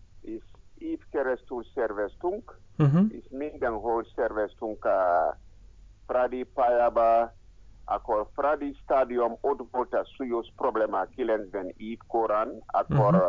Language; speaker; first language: Hungarian; non-native, learner; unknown